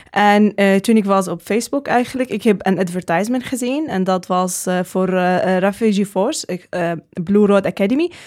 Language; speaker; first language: Dutch; non-native, learner; Arabic